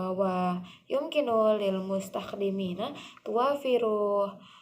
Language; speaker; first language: Arabic; non-native, learner; Indonesian